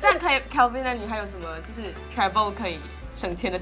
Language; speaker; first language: Chinese; native; Chinese